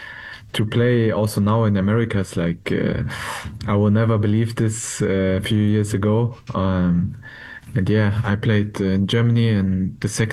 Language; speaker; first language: English; non-native, fluent; German